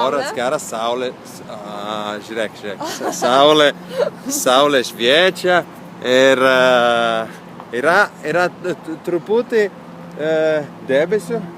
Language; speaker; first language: Lithuanian; non-native, learner; Italian